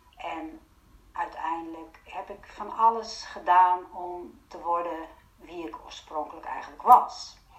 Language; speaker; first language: Dutch; non-native, fluent; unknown